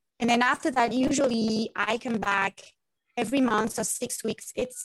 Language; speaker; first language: English; non-native, fluent; French